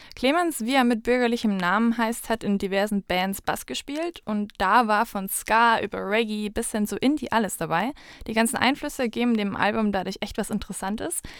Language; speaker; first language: German; native; German